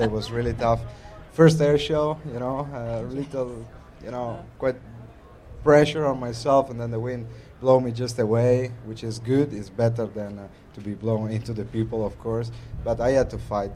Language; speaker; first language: English; non-native, fluent; Italian